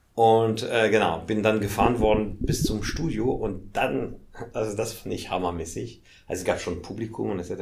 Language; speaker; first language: German; non-native, fluent; French